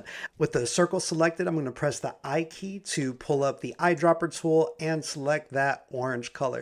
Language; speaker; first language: English; native; English